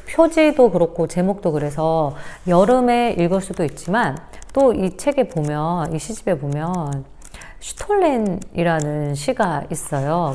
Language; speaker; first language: Korean; native; Korean